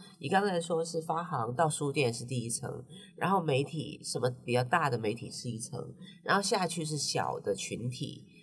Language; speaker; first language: Chinese; non-native, local second language; Cantonese